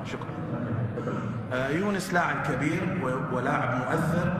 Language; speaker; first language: Arabic; native; Arabic